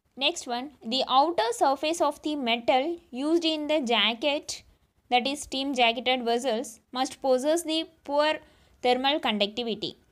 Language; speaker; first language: English; non-native, local second language; Tamil